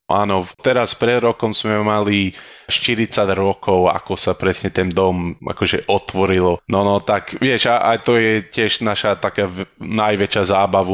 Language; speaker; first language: Slovak; early bilingual, heritage; Slovak